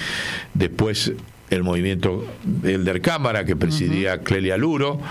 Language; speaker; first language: Spanish; native; Spanish